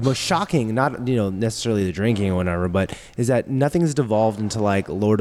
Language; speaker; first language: English; native; English